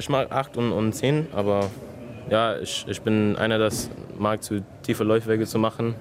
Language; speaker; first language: German; non-native, learner; English